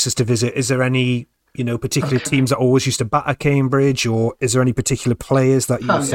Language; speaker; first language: English; native; English